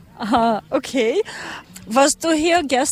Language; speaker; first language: German; non-native, learner; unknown